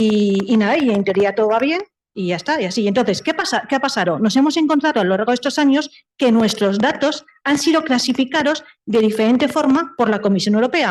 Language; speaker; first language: Spanish; native; Spanish